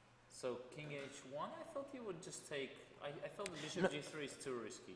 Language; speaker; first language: English; non-native, fluent; Armenian